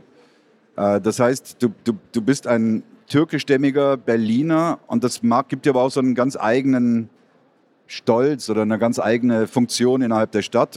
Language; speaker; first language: German; native; German